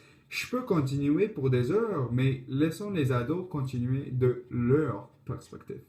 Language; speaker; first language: French; non-native, learner; English